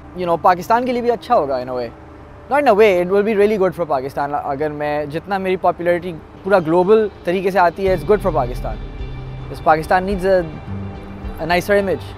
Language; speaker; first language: Urdu; native; Urdu